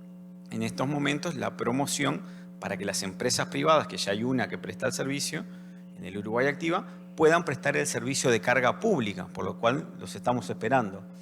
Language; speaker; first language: Spanish; native; Spanish